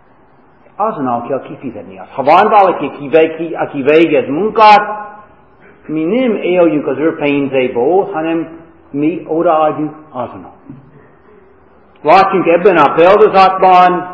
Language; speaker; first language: Hungarian; non-native, fluent; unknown